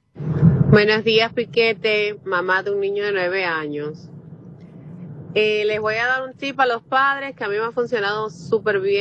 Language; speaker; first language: Spanish; native; Spanish